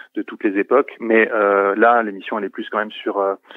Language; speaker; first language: French; native; French